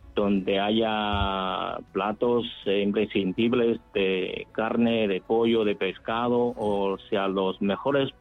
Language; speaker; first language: Spanish; non-native, fluent; Chinese